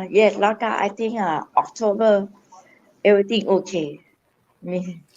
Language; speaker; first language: English; non-native, learner; Thai